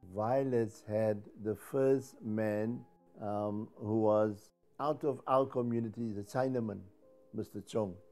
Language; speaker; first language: English; native; English